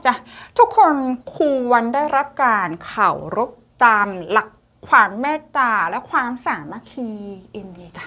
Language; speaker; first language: Thai; non-native, fluent; Korean